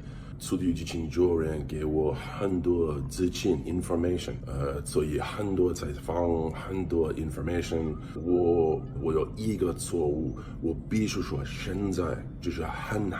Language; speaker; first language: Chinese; non-native, learner; English